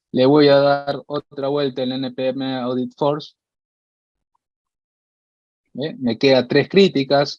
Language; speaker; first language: Spanish; native; Spanish